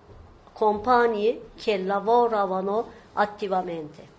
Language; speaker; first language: Italian; non-native, fluent; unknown